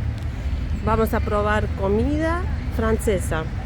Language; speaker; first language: Spanish; non-native, fluent; Russian